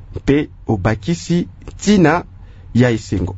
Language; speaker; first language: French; non-native, local second language; Lingala